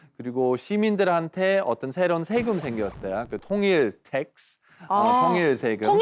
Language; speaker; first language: Korean; non-native, fluent; German